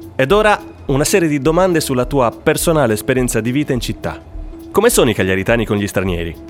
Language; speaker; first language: Italian; native; Italian